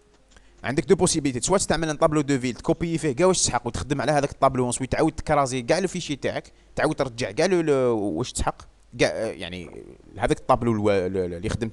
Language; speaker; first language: Arabic; native; Arabic